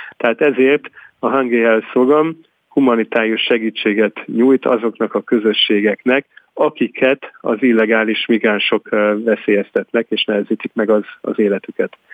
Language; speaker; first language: Hungarian; native; Hungarian